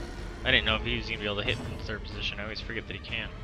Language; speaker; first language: English; native; English